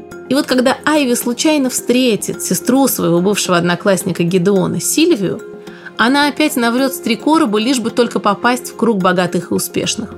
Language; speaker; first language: Russian; native; Russian